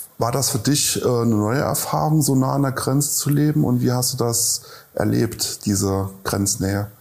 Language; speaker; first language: German; native; German